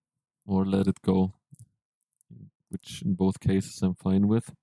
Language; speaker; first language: English; non-native, fluent; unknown